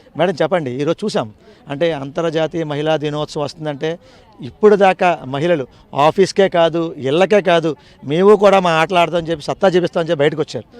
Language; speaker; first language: Telugu; native; Telugu